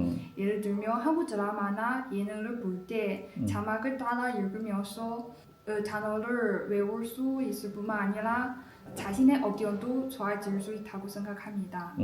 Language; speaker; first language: Korean; non-native, learner; Chinese